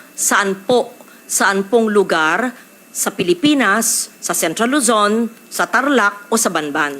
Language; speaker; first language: Filipino; native; Filipino